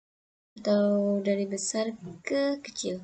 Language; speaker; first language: Indonesian; native; Indonesian